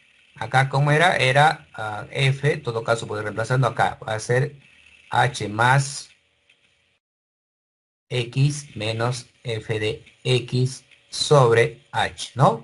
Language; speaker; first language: Spanish; native; Spanish